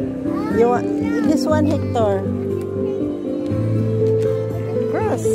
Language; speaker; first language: English; non-native, learner; Filipino